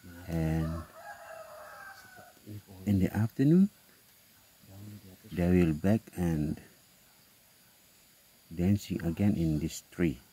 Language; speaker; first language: English; non-native, learner; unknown